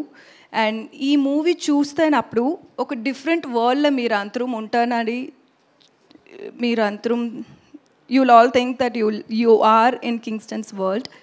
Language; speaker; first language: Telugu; non-native, learner; Tamil